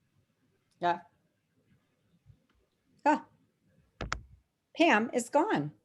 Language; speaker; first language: English; native; English